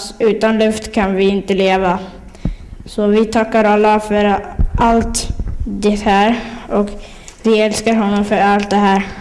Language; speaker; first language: Swedish; early bilingual, other home language; Somali